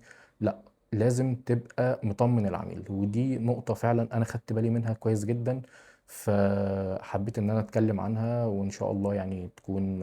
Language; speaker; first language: Arabic; native; Arabic